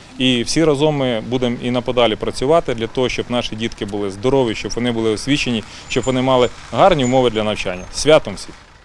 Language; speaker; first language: Ukrainian; native; Ukrainian